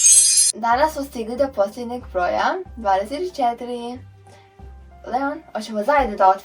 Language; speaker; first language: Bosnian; early bilingual, heritage; Serbian